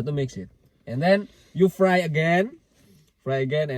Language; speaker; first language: English; non-native, learner; Indonesian